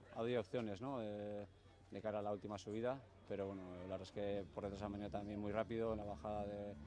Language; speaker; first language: Spanish; non-native, local second language; Basque